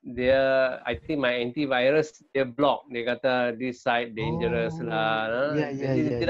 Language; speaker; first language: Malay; non-native, local second language; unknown